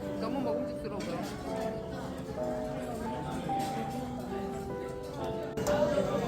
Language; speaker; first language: Korean; native; Korean